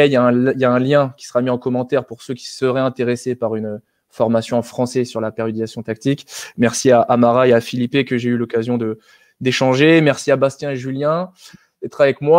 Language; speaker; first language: French; native; French